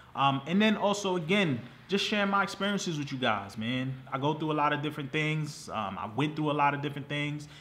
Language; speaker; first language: English; native; English